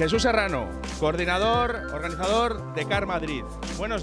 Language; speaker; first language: Spanish; native; Spanish